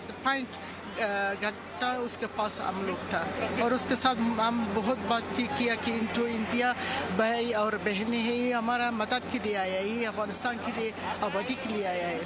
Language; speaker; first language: Hindi; non-native, learner; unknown